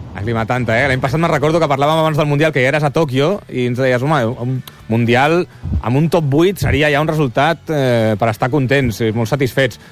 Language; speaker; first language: Catalan; native; Catalan